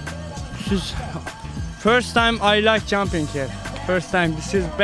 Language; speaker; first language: English; non-native, learner; Turkish